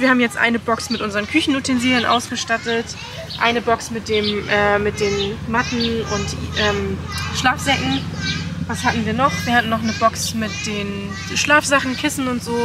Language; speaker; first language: German; native; German